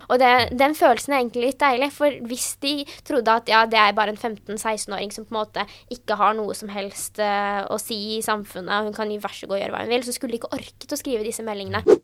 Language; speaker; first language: Norwegian; early bilingual, other home language; Urdu